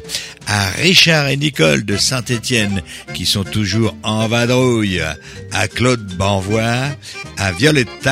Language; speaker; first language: French; native; French